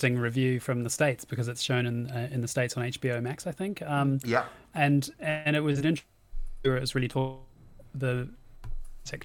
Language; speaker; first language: English; native; English